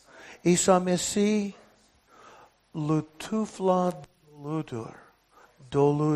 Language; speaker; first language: Turkish; non-native, fluent; English